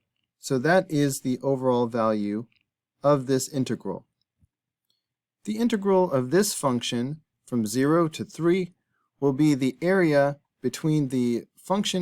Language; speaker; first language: English; native; English